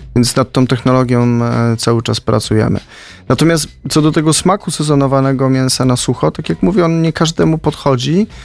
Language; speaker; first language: Polish; native; Polish